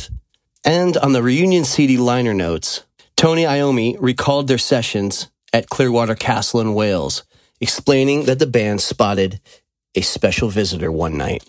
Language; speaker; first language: English; native; English